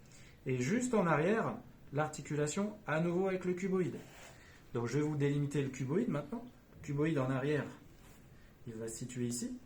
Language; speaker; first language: French; native; French